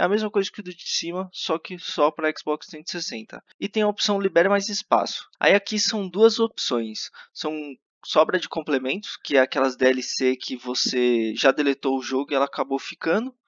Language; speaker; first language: Portuguese; native; Portuguese